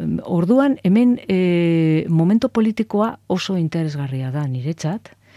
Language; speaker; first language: Basque; non-native, local second language; Spanish